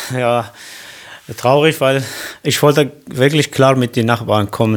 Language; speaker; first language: German; non-native, learner; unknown